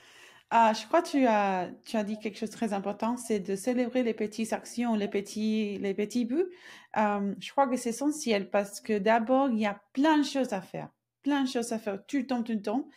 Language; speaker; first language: French; non-native, fluent; Spanish